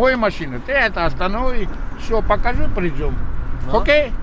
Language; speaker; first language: Russian; non-native, learner; Georgian